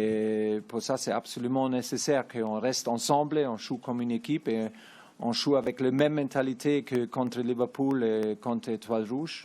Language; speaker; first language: French; non-native, learner; German